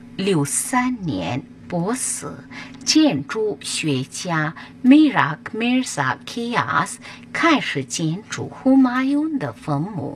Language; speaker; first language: Chinese; non-native, fluent; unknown